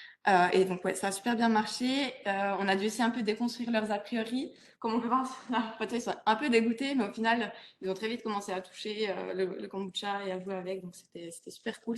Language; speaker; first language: French; native; French